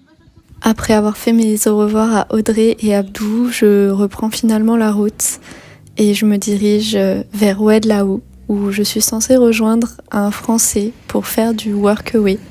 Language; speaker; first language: French; native; French